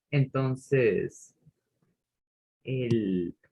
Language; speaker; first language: Spanish; native; Spanish